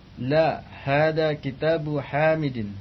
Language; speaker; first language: Arabic; non-native, learner; Indonesian